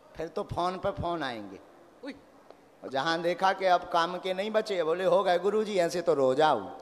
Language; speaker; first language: Hindi; native; Hindi